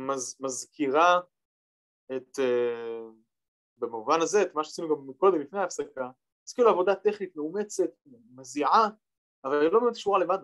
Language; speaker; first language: Hebrew; native; Hebrew